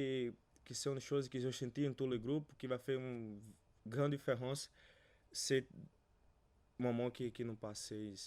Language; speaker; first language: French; non-native, learner; Portuguese